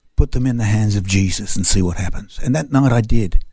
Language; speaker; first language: English; non-native, local second language; French